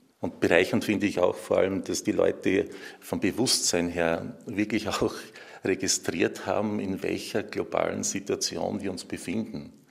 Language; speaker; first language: German; native; German